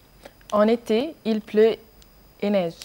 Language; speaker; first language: French; non-native, learner; Arabic